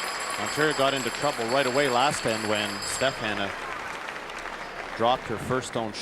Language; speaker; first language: English; native; English